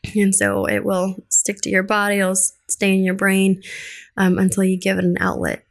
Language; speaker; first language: English; early bilingual, other home language; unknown